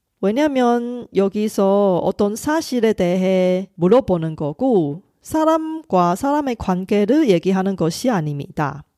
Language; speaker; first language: Korean; non-native, fluent; Chinese